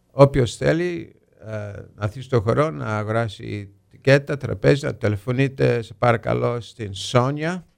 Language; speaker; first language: Greek; early bilingual, heritage; Greek